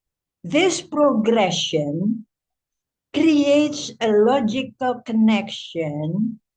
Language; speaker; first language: English; non-native, fluent; Indonesian